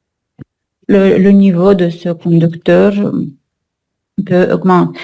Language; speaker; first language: French; non-native, learner; Russian